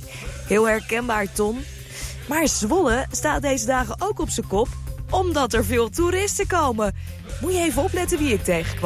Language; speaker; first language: Dutch; native; Dutch